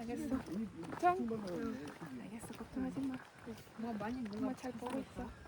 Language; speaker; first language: Korean; non-native, fluent; Spanish